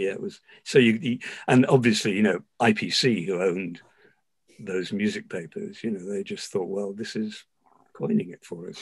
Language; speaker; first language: English; native; English